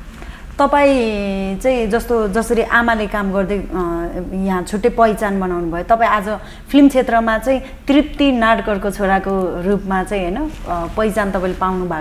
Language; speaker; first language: Nepali; native; Nepali